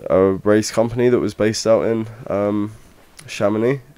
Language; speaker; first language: English; native; English